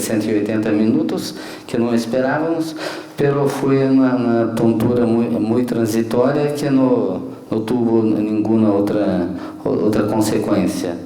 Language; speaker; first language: Spanish; non-native, fluent; Portuguese